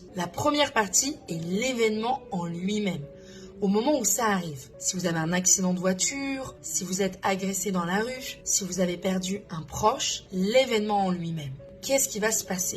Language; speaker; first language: French; native; French